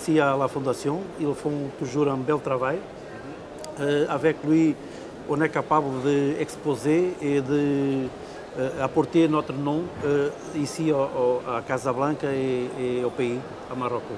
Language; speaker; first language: French; non-native, fluent; Portuguese